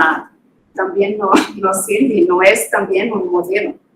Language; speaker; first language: Spanish; non-native, fluent; Portuguese